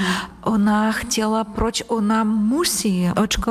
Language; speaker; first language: Czech; non-native, learner; Ukrainian